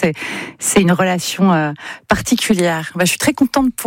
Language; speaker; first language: French; native; French